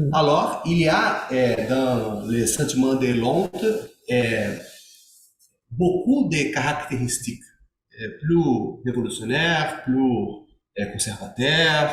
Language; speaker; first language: French; non-native, learner; Portuguese